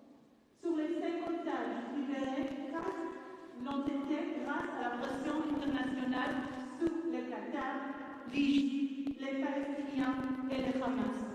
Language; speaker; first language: French; non-native, fluent; Hebrew